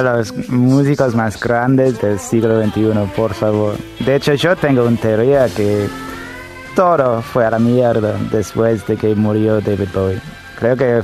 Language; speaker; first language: Spanish; non-native, fluent; English